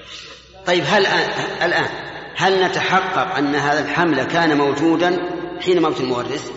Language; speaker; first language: Arabic; native; Arabic